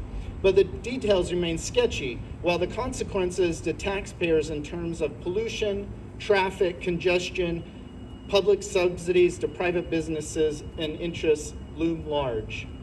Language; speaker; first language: English; native; English